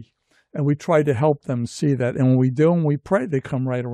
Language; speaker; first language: English; native; English